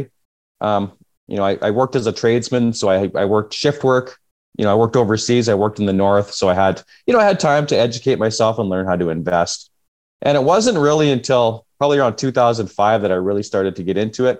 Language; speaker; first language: English; native; English